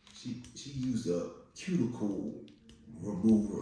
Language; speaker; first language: English; native; English